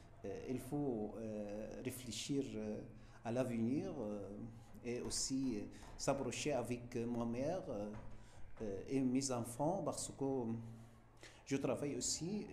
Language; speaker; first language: French; non-native, fluent; Arabic